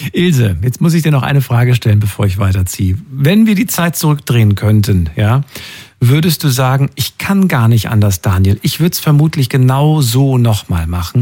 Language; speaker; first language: German; native; German